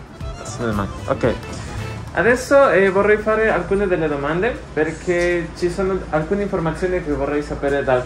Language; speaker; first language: Italian; non-native, fluent; Spanish